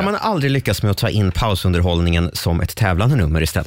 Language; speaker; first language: Swedish; native; Swedish